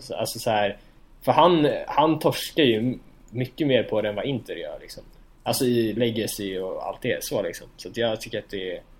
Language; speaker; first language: Swedish; native; Swedish